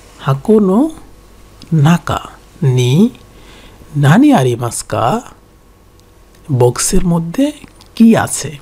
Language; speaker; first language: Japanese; non-native, learner; Bangla